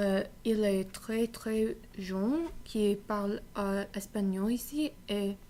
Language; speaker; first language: French; non-native, learner; English